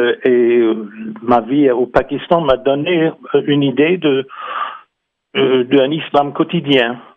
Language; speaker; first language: French; non-native, fluent; English